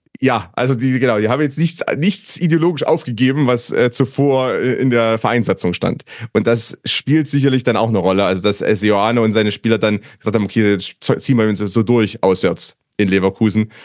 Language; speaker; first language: German; native; German